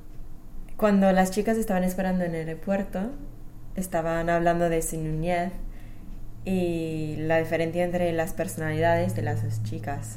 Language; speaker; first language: Spanish; non-native, fluent; English